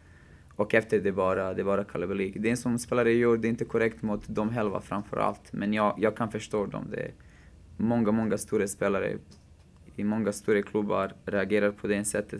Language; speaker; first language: Swedish; non-native, fluent; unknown